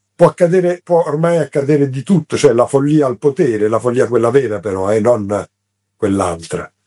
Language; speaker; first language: Italian; native; Italian